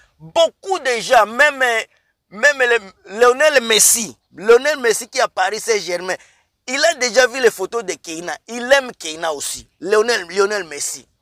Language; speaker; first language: French; non-native, local second language; Lingala